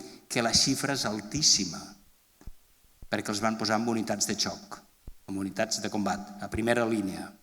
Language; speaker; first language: Catalan; native; Catalan